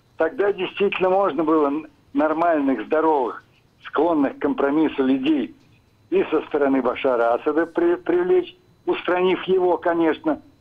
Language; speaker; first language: Russian; native; Russian